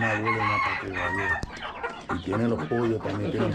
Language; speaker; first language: Spanish; non-native, fluent; English